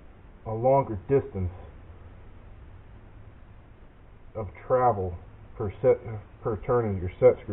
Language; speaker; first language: English; native; English